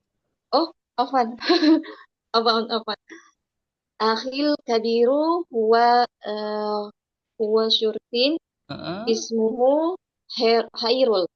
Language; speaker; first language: Arabic; non-native, learner; Indonesian